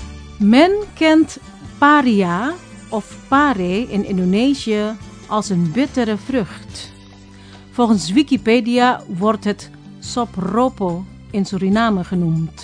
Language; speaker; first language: Dutch; non-native, fluent; Indonesian